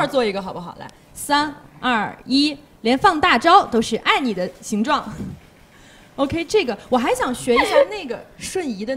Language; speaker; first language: Chinese; native; Chinese